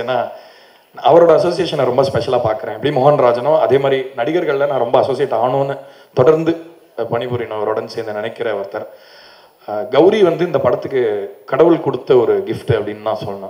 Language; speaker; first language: Tamil; native; Tamil